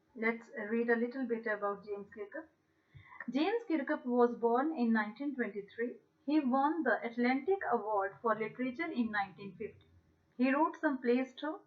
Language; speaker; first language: English; non-native, local second language; Punjabi